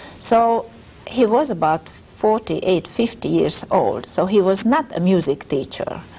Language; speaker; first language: English; non-native, fluent; Hungarian